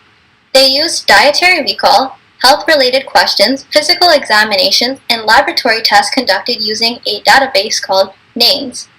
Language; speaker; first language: English; native; English